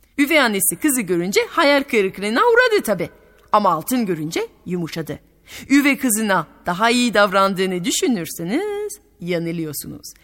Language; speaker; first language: Turkish; non-native, fluent; French